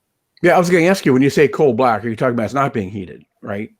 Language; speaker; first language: English; native; English